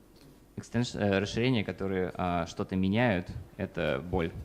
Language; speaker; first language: Russian; native; Russian